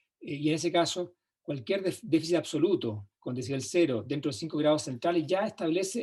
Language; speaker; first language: Spanish; native; Spanish